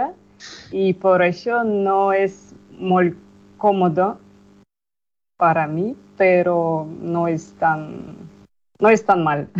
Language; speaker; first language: Catalan; non-native, learner; Russian